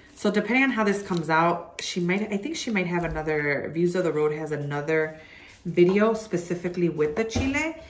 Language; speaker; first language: English; early bilingual, other home language; Spanish